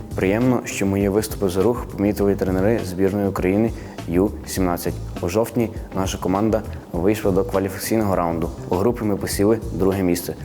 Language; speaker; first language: Ukrainian; native; Ukrainian